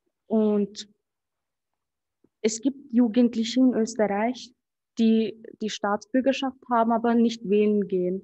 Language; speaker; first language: German; early bilingual, other home language; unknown